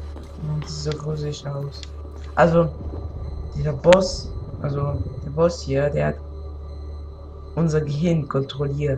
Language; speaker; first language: German; non-native, local second language; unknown